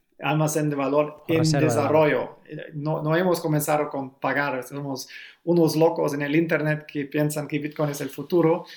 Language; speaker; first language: Spanish; non-native, learner; German